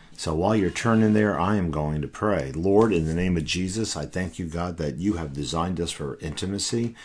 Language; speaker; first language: English; native; English